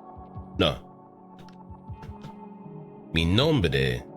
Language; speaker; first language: Spanish; non-native, learner; English